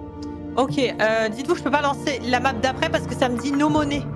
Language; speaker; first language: French; native; French